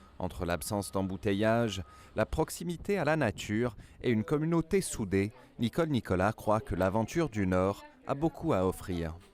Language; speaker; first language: French; native; French